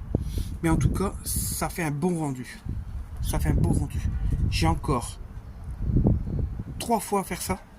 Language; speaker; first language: French; native; French